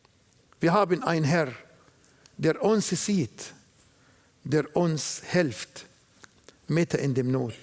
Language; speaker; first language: German; non-native, learner; Arabic